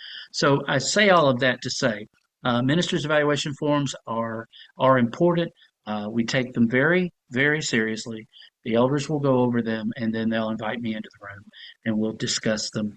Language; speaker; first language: English; native; English